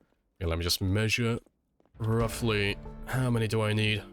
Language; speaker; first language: English; native; English